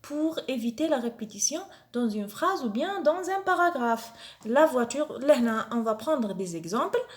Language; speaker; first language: French; non-native, local second language; Arabic